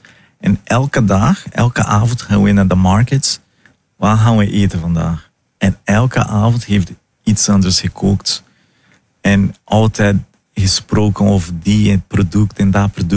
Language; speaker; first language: Dutch; non-native, learner; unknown